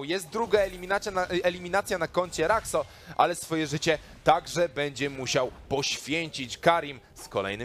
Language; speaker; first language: Polish; native; Polish